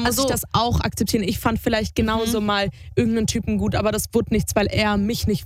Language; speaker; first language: German; native; German